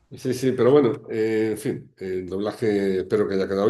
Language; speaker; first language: Spanish; native; Spanish